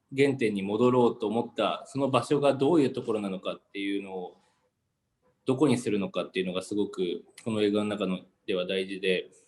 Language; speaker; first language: Japanese; native; Japanese